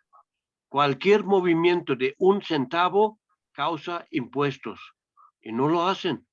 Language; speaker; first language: Spanish; non-native, fluent; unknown